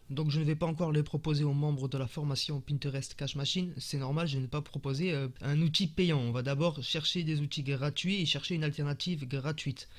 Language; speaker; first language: French; native; French